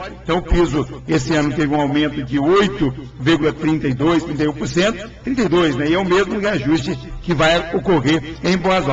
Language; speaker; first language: Portuguese; native; Portuguese